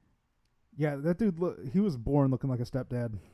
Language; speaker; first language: English; native; English